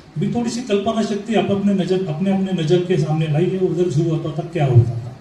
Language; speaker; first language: Hindi; non-native, local second language; Marathi